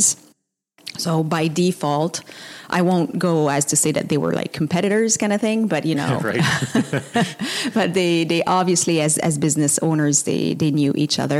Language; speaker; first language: English; non-native, fluent; French